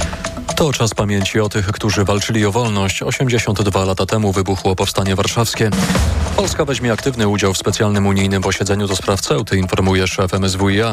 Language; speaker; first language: Polish; native; Polish